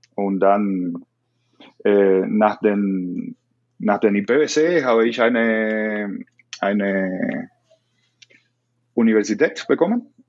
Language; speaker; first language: German; non-native, learner; Spanish